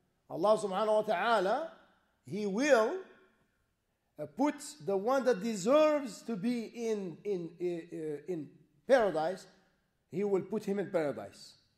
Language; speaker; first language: English; native; English